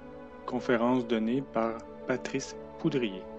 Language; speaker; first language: French; native; French